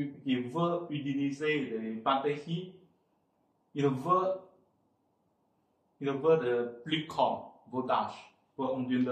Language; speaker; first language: French; non-native, fluent; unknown